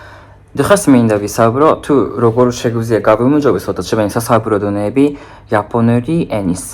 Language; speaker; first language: Georgian; non-native, fluent; Japanese